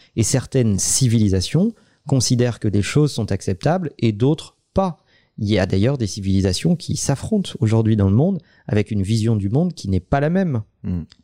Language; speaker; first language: French; native; French